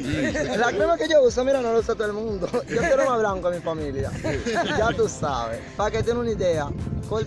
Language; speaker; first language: Spanish; native; Spanish